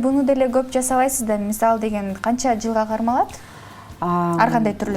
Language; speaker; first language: Kyrgyz; native; Kyrgyz